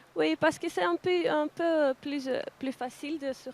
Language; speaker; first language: French; non-native, learner; Portuguese